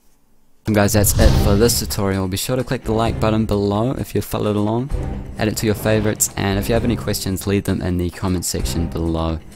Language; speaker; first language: English; native; English